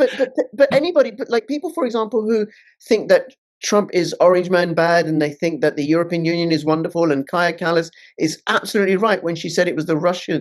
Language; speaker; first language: English; native; English